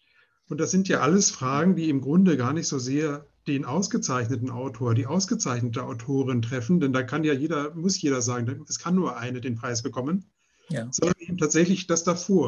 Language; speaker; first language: German; native; German